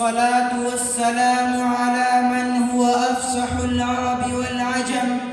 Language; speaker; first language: Arabic; non-native, learner; Urdu